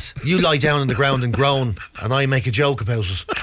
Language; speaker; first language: English; native; English